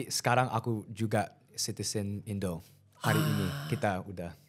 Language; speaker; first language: Indonesian; early bilingual, heritage; English